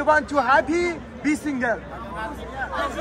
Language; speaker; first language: English; non-native, fluent; Persian